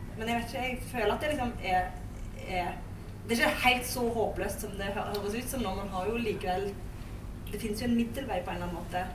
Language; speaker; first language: Norwegian; early bilingual, other home language; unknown